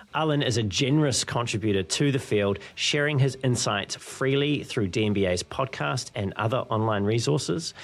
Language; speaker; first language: English; native; English